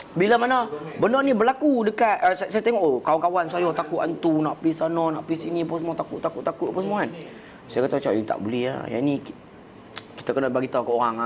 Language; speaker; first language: Malay; native; Malay